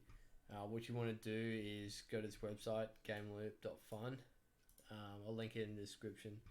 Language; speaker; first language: English; native; English